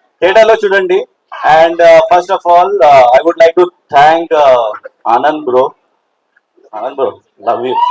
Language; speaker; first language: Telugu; non-native, local second language; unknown